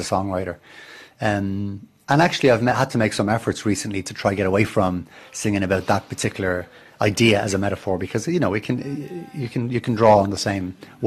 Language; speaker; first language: English; native; English